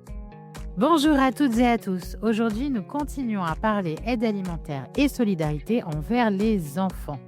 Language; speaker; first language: French; native; French